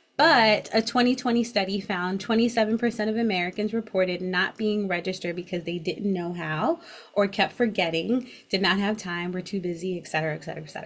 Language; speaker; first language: English; native; English